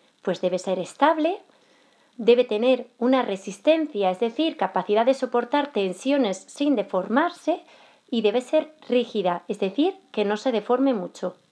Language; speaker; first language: Spanish; native; Spanish